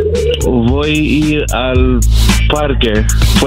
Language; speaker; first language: Spanish; non-native, learner; English